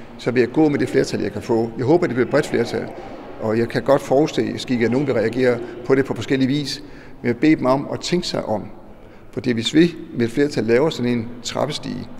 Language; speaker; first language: Danish; native; Danish